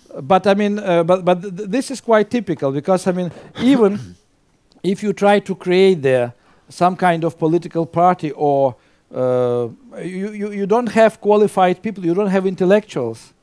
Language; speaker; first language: English; non-native, fluent; Russian